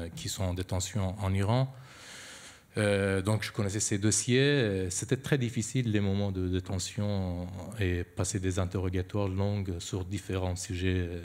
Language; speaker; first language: French; non-native, fluent; Persian